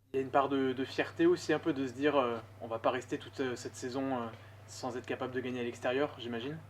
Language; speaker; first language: French; native; French